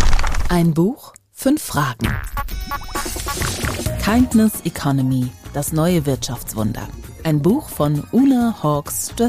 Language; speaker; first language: German; native; German